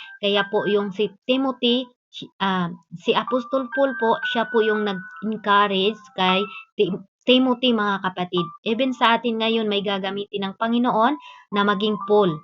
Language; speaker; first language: Filipino; non-native, local second language; Cebuano